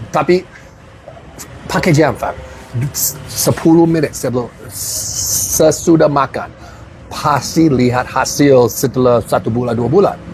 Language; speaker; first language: Indonesian; non-native, learner; English